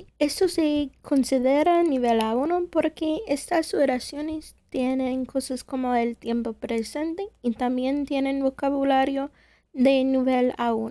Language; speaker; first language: Spanish; non-native, fluent; English